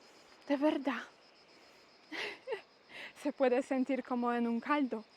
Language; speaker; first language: Spanish; non-native, learner; Polish